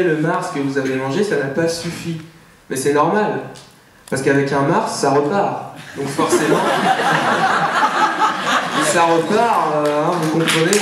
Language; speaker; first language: French; native; French